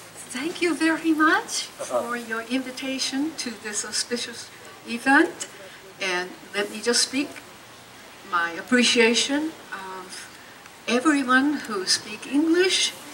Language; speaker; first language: English; non-native, fluent; Japanese